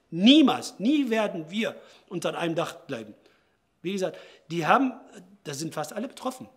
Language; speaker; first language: German; non-native, fluent; Arabic